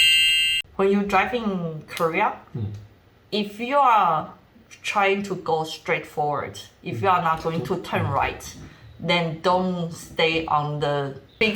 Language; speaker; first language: English; non-native, fluent; Chinese